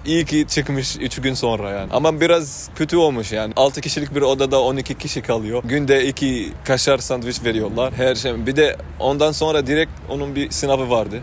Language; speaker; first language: Turkish; non-native, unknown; Arabic